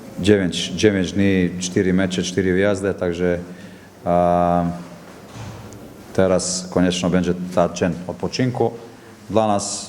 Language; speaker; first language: Polish; non-native, learner; Serbian